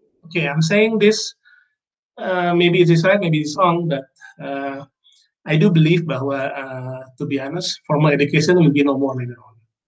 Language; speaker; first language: English; non-native, fluent; Indonesian